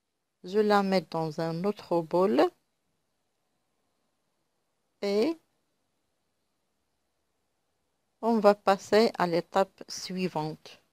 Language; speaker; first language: French; non-native, local second language; Arabic